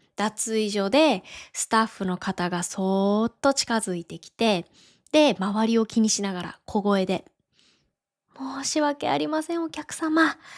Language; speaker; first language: Japanese; native; Japanese